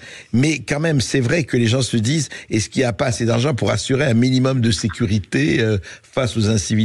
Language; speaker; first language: French; native; French